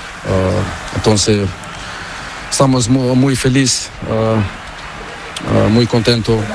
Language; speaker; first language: Spanish; non-native, learner; Portuguese